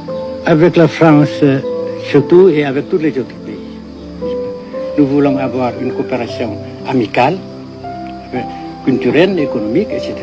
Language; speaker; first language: French; non-native, local second language; Vietnamese